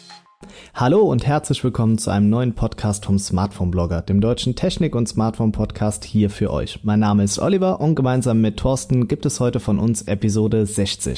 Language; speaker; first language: German; native; German